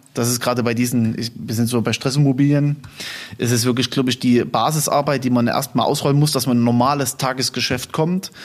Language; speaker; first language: German; native; German